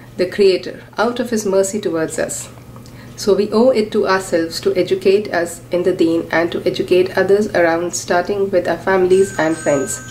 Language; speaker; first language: English; non-native, local second language; Urdu